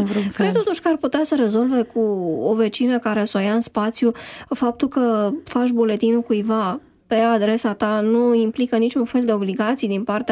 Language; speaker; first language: Romanian; native; Romanian